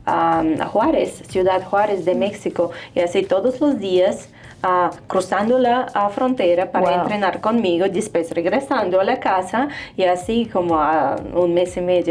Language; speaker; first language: Spanish; non-native, fluent; Russian